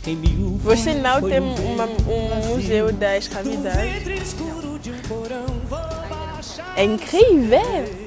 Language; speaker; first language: Portuguese; non-native, learner; French